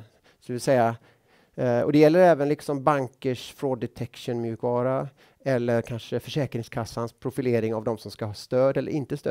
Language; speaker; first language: Swedish; native; Swedish